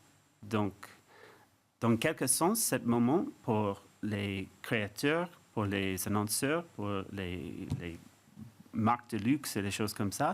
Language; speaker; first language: French; non-native, fluent; English